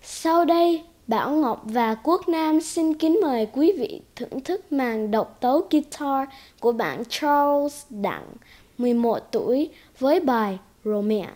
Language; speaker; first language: Vietnamese; early bilingual, heritage; Vietnamese